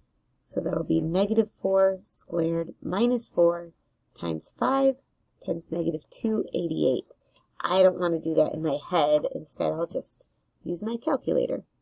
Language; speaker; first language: English; native; English